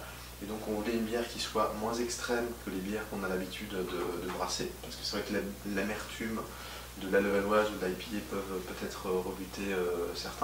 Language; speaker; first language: French; native; French